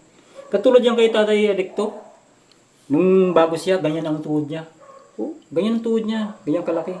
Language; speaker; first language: Filipino; native; Filipino